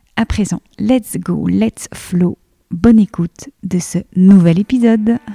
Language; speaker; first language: French; native; French